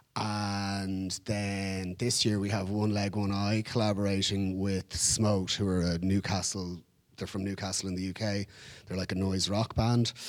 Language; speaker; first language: English; native; English